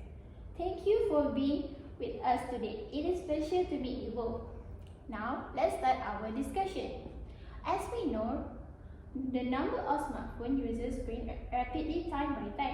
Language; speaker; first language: English; non-native, learner; Malay